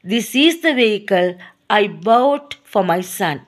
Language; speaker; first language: English; non-native, local second language; Sinhala